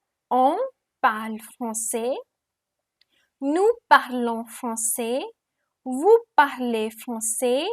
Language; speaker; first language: French; non-native, fluent; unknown